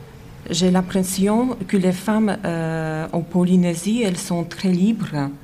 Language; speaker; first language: French; non-native, learner; Polish